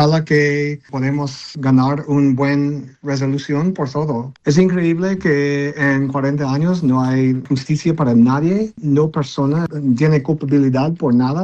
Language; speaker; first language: Spanish; non-native, learner; English